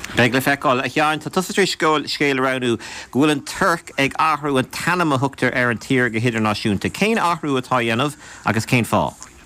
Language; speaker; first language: Irish; native; Irish